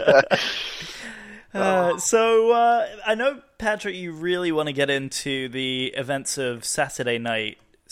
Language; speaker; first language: English; native; English